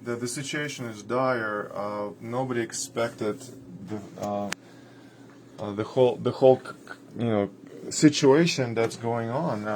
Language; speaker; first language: English; non-native, fluent; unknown